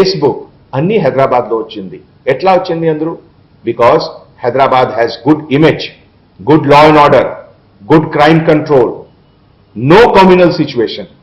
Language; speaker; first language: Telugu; non-native, fluent; Hindi